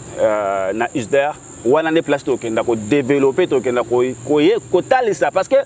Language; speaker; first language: Lingala; native; Lingala